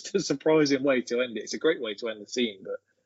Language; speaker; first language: English; native; English